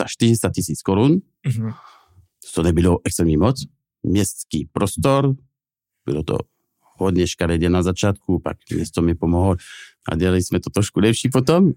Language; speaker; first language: Czech; non-native, fluent; French